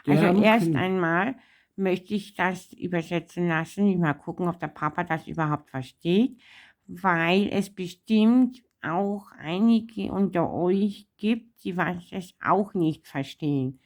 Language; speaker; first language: German; native; German